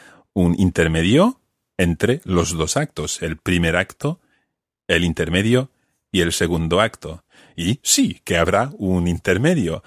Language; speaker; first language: Spanish; non-native, fluent; English